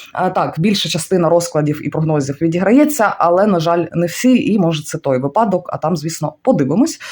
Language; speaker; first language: Ukrainian; non-native, local second language; Russian